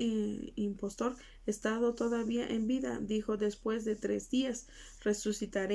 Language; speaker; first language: Spanish; native; Spanish